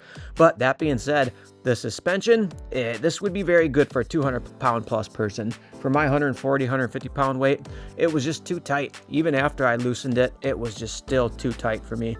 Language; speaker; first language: English; native; English